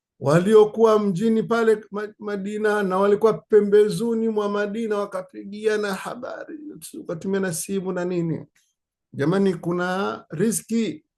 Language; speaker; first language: Swahili; native; Swahili